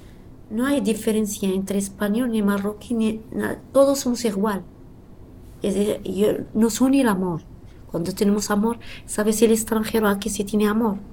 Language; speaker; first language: Spanish; non-native, fluent; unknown